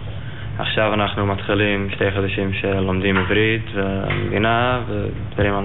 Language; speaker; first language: Hebrew; non-native, learner; Yiddish